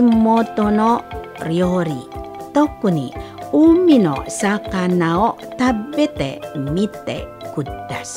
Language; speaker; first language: Japanese; non-native, fluent; Indonesian